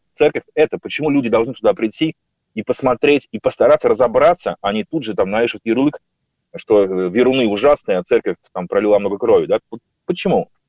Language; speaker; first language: Russian; native; Russian